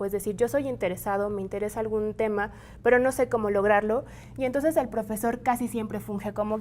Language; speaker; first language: Spanish; native; Spanish